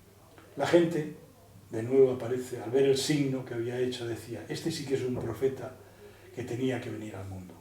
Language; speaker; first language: Spanish; native; Spanish